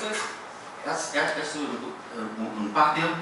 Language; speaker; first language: Spanish; non-native, fluent; English